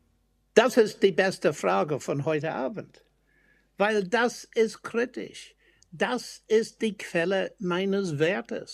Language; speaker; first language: German; non-native, fluent; English